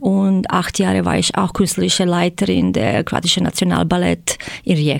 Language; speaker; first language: German; non-native, fluent; Croatian